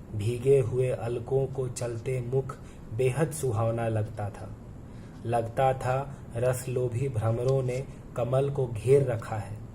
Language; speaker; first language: Hindi; non-native, local second language; Bangla